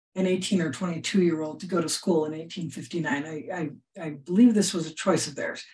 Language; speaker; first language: English; native; English